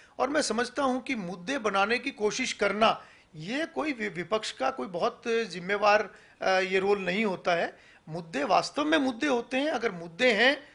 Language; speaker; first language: Hindi; native; Hindi